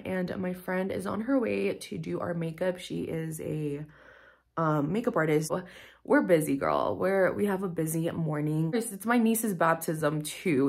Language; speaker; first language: English; early bilingual, other home language; Spanish